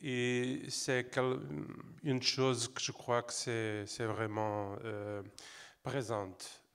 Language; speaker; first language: French; non-native, fluent; Portuguese